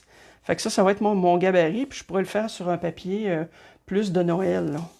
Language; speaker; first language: French; native; French